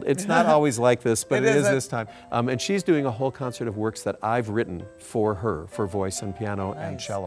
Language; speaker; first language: English; native; English